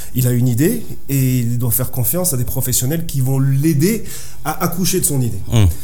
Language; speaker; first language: French; non-native, local second language; Arabic